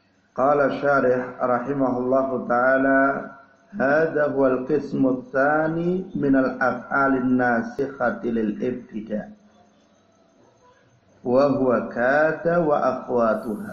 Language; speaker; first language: Arabic; non-native, fluent; Indonesian